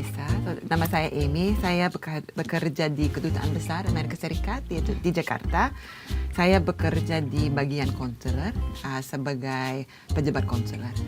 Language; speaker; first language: Indonesian; non-native, learner; English